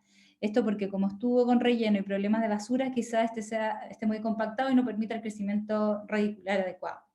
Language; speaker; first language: Spanish; native; Spanish